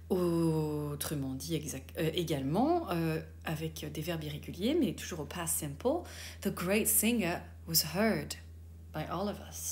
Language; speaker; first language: French; native; French